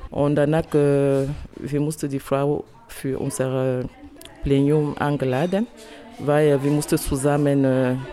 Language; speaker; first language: German; non-native, learner; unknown